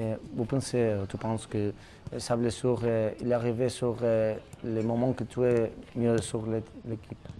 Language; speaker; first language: French; non-native, learner; Catalan